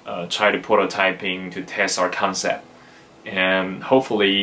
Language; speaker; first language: English; non-native, fluent; Chinese